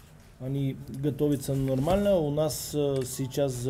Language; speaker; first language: Russian; non-native, learner; Bulgarian